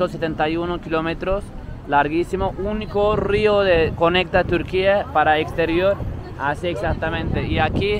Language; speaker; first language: Spanish; non-native, fluent; Turkish